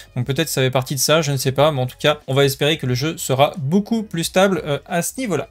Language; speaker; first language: French; native; French